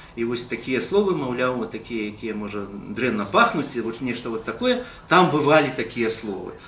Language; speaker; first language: Belarusian; native; Belarusian